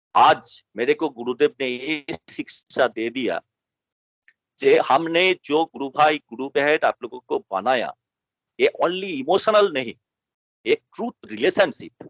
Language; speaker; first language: Hindi; non-native, local second language; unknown